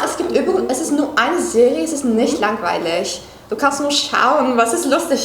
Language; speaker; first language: German; non-native, learner; Turkish